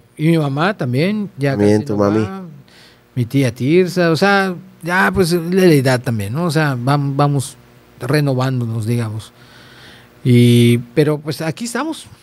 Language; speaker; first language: Spanish; native; Spanish